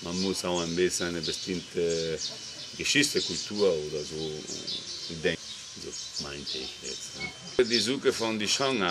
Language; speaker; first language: German; non-native, learner; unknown